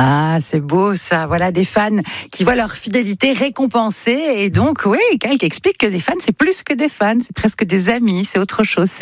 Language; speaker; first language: French; native; French